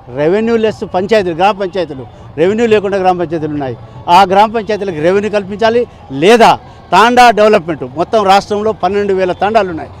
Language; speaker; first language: Telugu; non-native, local second language; Lambadi